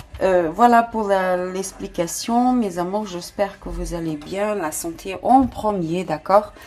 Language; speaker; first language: French; non-native, fluent; Portuguese